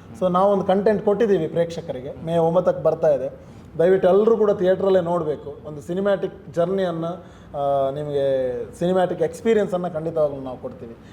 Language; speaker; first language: Kannada; non-native, local second language; Tulu